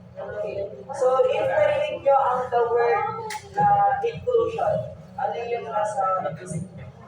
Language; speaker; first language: Filipino; non-native, local second language; Iloko